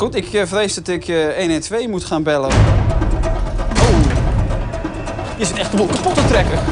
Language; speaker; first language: Dutch; native; Dutch